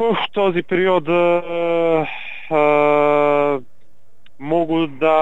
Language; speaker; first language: Bulgarian; non-native, learner; Serbian